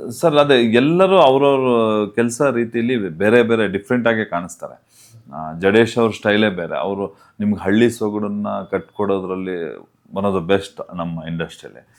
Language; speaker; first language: Kannada; non-native, local second language; Tulu